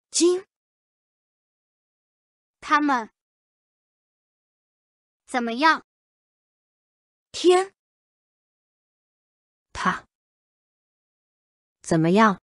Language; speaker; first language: Chinese; non-native, learner; English